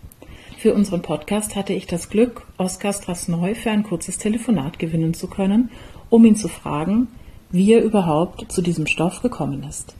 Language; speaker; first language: German; native; German